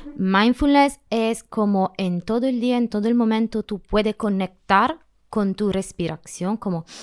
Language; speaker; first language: Spanish; non-native, learner; Italian